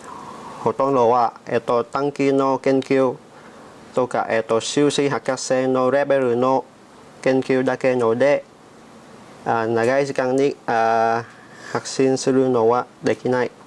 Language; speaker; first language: Japanese; non-native, learner; Vietnamese